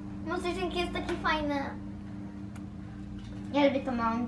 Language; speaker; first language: Polish; early bilingual, heritage; Polish